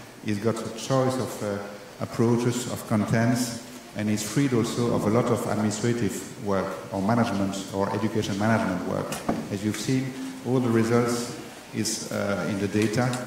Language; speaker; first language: English; non-native, fluent; French